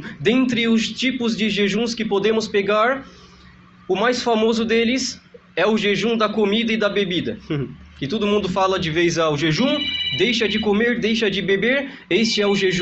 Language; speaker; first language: Portuguese; native; Portuguese